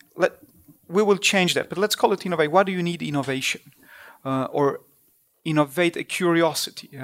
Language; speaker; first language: English; non-native, fluent; Polish